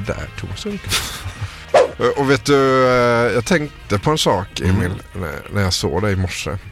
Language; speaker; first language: Swedish; native; Swedish